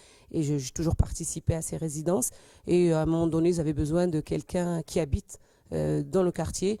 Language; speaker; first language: French; native; French